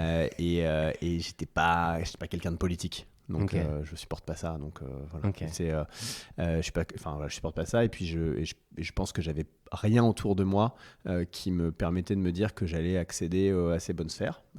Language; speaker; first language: French; native; French